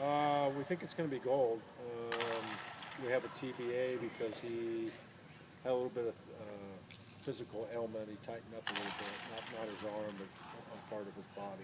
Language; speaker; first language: English; native; English